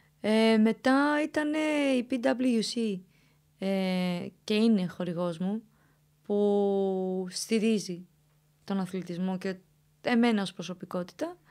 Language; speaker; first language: Greek; early bilingual, other home language; Romanian